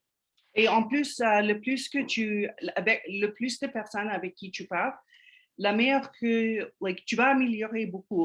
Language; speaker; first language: French; non-native, fluent; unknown